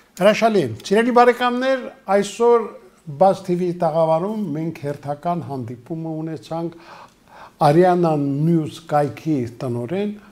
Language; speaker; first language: Armenian; native; Armenian